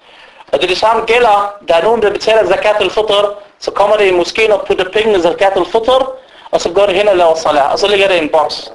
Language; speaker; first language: Danish; non-native, fluent; Arabic